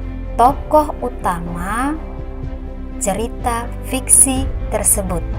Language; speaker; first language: Indonesian; native; Indonesian